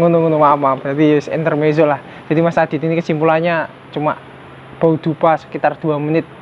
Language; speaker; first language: Indonesian; native; Indonesian